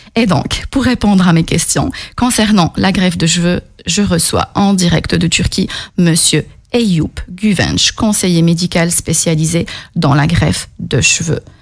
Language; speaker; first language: French; native; French